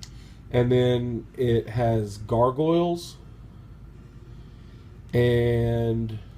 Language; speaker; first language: English; native; English